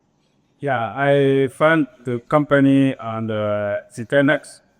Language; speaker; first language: English; non-native, learner; French